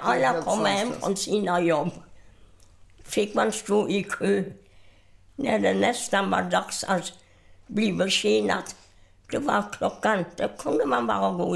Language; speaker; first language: Swedish; non-native, fluent; German